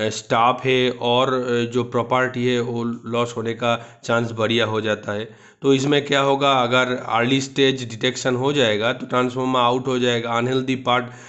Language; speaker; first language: Hindi; non-native, local second language; Bangla